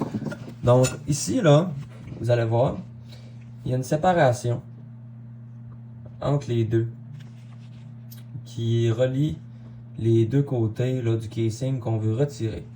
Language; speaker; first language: French; native; French